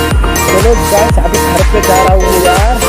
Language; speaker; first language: Hindi; non-native, local second language; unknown